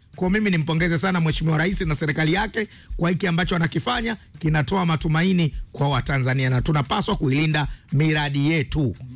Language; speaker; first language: Swahili; native; Swahili